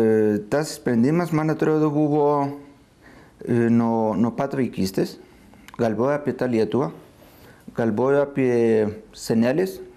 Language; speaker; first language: Lithuanian; non-native, fluent; Spanish